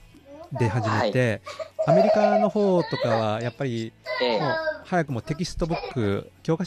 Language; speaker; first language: Japanese; native; Japanese